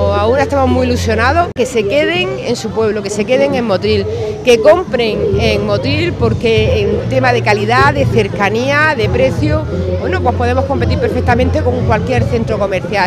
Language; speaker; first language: Spanish; native; Spanish